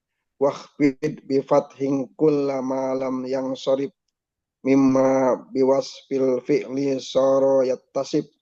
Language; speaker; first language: Arabic; non-native, learner; Indonesian